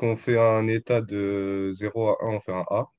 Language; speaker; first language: French; native; French